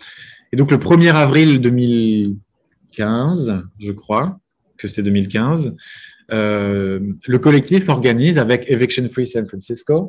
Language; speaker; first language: French; native; French